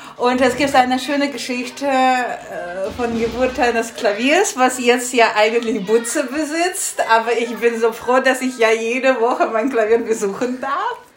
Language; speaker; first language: German; non-native, fluent; Russian